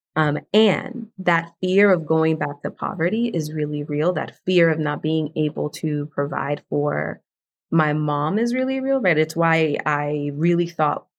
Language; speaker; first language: English; early bilingual, other home language; Spanish